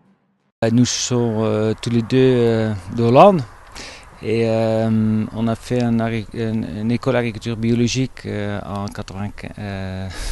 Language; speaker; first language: French; non-native, fluent; Dutch